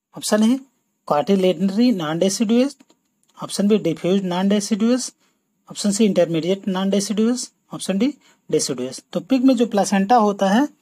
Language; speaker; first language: Hindi; native; Hindi